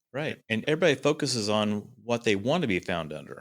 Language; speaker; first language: English; native; English